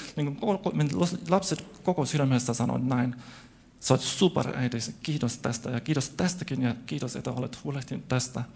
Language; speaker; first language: Finnish; non-native, fluent; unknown